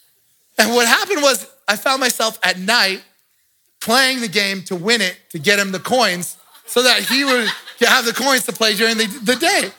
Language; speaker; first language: English; native; English